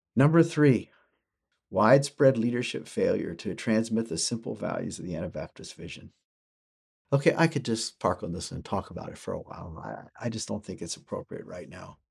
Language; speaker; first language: English; early bilingual, other home language; German